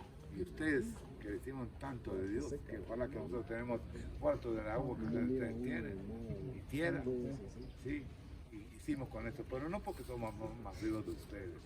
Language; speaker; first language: Spanish; non-native, fluent; Hebrew